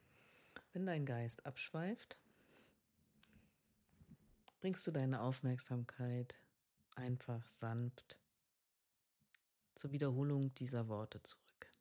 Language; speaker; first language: German; native; German